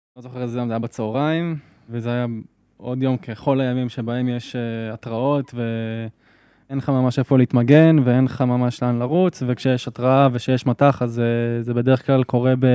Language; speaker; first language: Hebrew; native; Hebrew